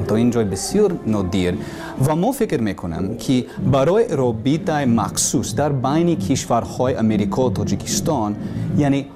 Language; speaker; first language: Persian; non-native, learner; English